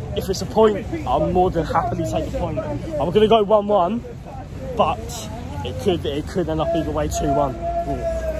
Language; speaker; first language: English; native; English